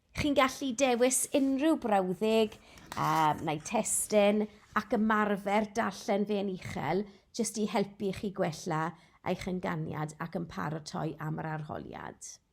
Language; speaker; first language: Welsh; non-native, local second language; English